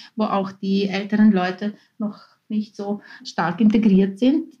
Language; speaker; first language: German; non-native, fluent; Ukrainian